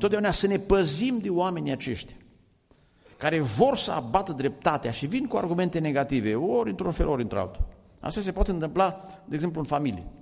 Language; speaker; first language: Romanian; native; Romanian